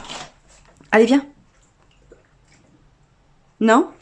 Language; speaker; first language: French; native; French